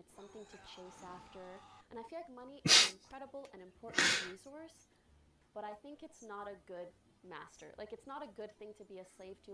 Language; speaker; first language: English; early bilingual, other home language; French